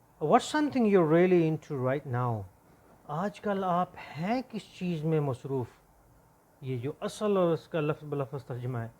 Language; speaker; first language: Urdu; non-native, local second language; Punjabi